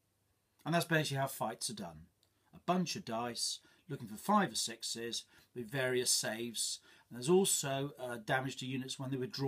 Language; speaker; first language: English; native; English